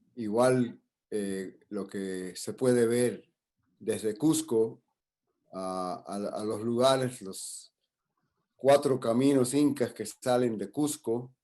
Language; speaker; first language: Spanish; non-native, fluent; English